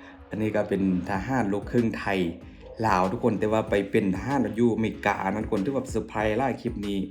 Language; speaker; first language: Thai; non-native, local second language; Lao